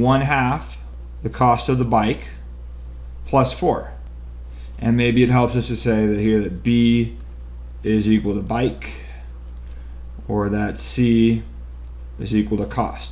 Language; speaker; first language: English; native; English